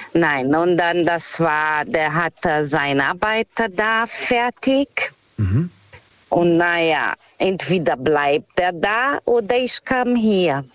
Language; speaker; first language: German; non-native, fluent; Portuguese